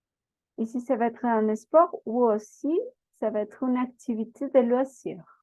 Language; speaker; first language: French; non-native, fluent; Spanish